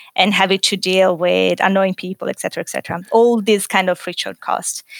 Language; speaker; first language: English; non-native, fluent; Italian